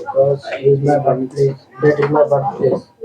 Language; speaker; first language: English; non-native, learner; Hindi